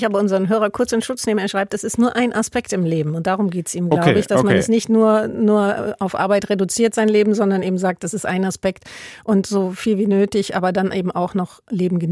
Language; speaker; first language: German; native; German